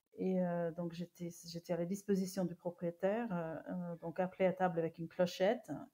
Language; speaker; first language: French; non-native, fluent; English